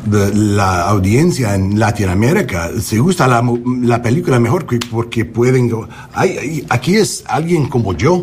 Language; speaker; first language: Spanish; non-native, learner; English